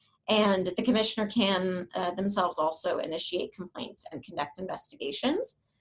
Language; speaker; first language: English; native; English